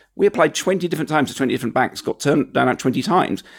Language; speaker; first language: English; native; English